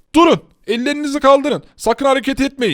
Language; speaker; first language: Turkish; native; Turkish